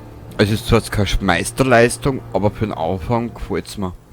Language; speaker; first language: German; native; German